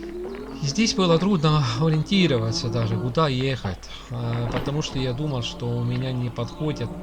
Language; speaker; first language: Russian; non-native, local second language; Estonian